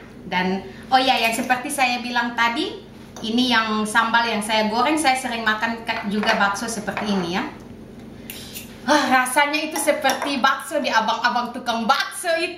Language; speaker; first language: Indonesian; non-native, local second language; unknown